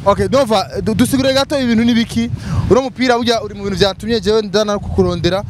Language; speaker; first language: Rundi; native; Rundi